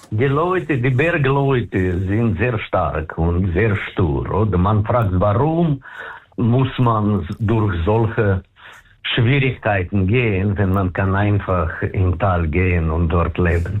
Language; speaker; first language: German; non-native, fluent; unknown